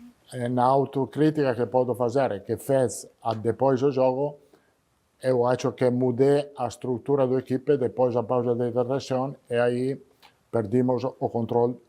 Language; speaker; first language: Portuguese; non-native, fluent; Italian